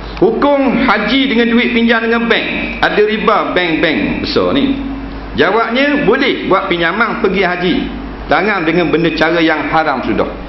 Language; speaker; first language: Malay; native; Malay